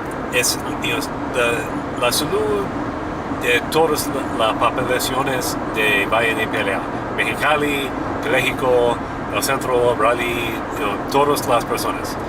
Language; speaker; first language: Spanish; non-native, learner; English